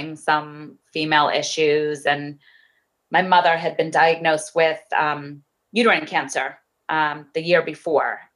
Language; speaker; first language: English; native; English